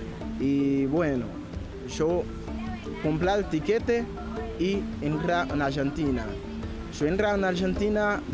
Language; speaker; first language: Spanish; non-native, learner; Haitian Creole